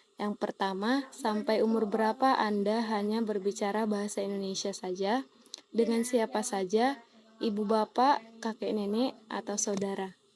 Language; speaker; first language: Indonesian; native; Indonesian